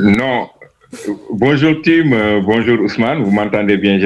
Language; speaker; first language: French; non-native, local second language; Wolof